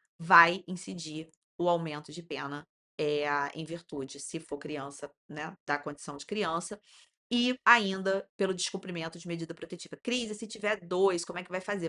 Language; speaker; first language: Portuguese; native; Portuguese